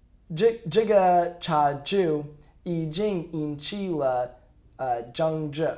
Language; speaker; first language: Chinese; non-native, learner; English